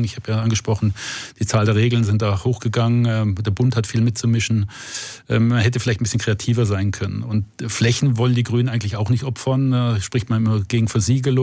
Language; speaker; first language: German; native; German